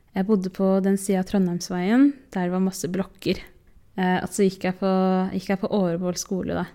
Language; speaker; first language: Norwegian; early bilingual, other home language; Tigrinya